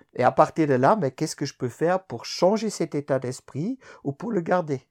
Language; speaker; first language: French; non-native, fluent; German